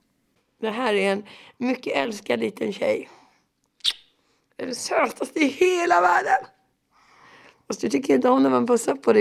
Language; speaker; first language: Swedish; native; Swedish